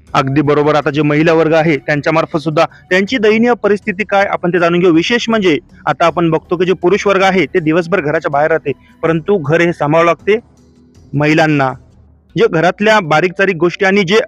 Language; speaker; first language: Marathi; native; Marathi